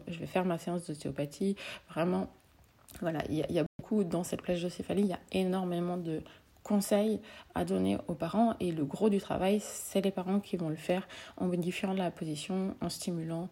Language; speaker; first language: French; native; French